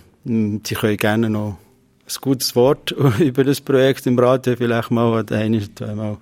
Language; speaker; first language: German; non-native, fluent; Kurdish